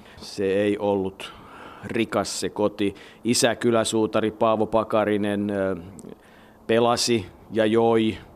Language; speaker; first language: Finnish; native; Finnish